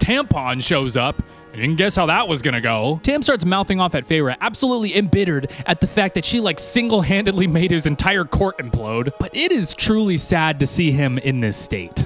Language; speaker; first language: English; native; English